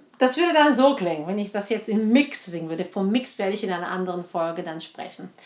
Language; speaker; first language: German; non-native, fluent; Italian